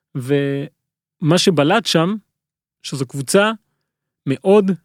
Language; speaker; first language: Hebrew; native; Hebrew